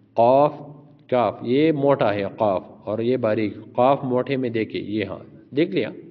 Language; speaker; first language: Urdu; native; Urdu